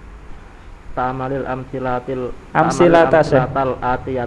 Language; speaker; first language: Arabic; non-native, learner; Indonesian